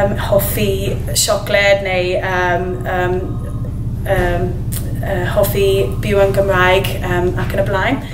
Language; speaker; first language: Welsh; non-native, learner; English